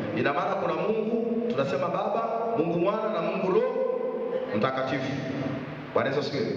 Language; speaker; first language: Swahili; native; Swahili